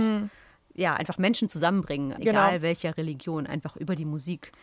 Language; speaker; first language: German; native; German